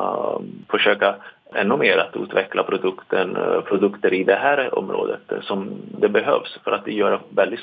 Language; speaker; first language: Swedish; non-native, fluent; Italian